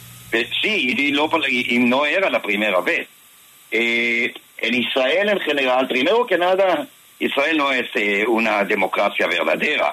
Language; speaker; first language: Spanish; non-native, fluent; Hebrew